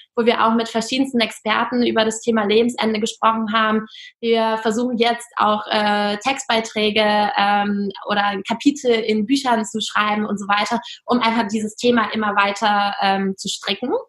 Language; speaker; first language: German; non-native, fluent; Russian